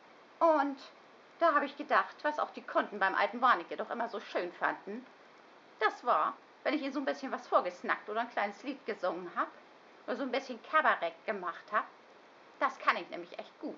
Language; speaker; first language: German; native; German